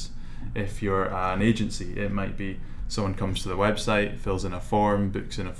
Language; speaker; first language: English; native; English